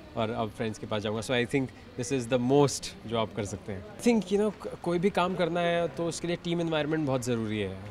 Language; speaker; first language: Hindi; native; Hindi